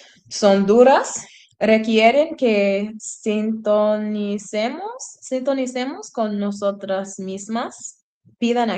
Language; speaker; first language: Spanish; non-native, learner; English